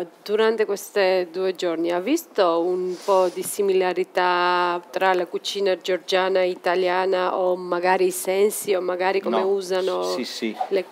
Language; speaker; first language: Italian; non-native, fluent; Georgian